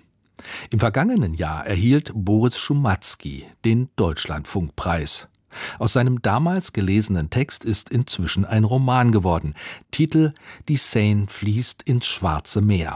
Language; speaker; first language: German; native; German